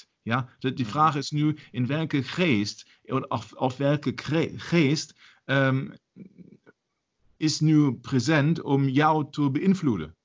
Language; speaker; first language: Dutch; non-native, fluent; German